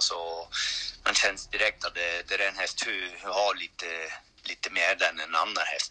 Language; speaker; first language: Swedish; non-native, learner; French